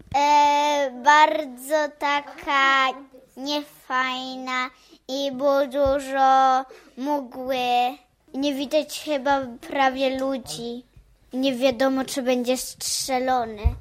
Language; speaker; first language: Polish; early bilingual, heritage; English